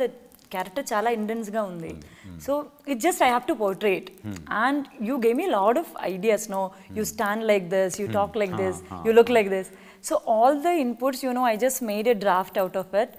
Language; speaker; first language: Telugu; non-native, learner; Malayalam